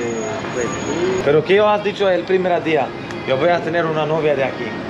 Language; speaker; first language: Spanish; non-native, learner; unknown